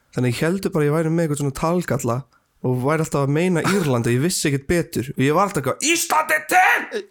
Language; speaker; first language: Icelandic; early bilingual, other home language; Portuguese